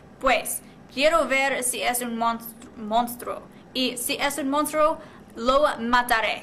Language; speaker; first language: Spanish; non-native, learner; English